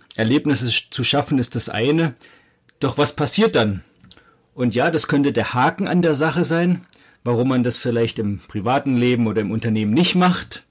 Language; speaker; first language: German; native; German